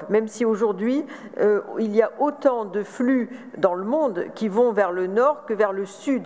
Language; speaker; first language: French; native; French